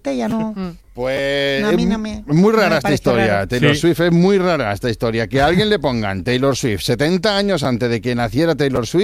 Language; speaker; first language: Spanish; native; Spanish